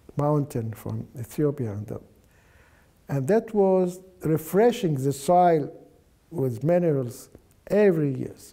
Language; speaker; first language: English; non-native, fluent; Arabic